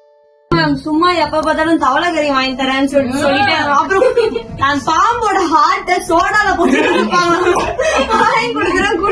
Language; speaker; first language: Tamil; native; Tamil